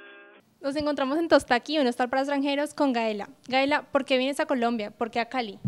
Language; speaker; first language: Spanish; native; Spanish